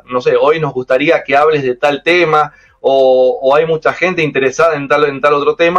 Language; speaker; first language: Spanish; native; Spanish